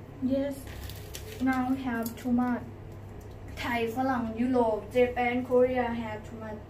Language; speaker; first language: English; non-native, learner; Thai